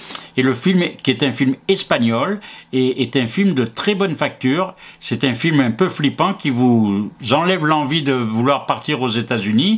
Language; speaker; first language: French; native; French